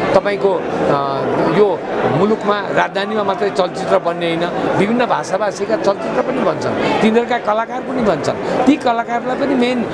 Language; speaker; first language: Nepali; native; Nepali